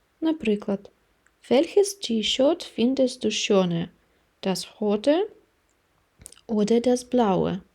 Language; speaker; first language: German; non-native, fluent; Ukrainian